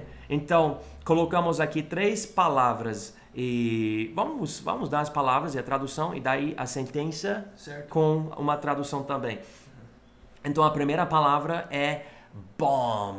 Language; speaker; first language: Portuguese; non-native, fluent; English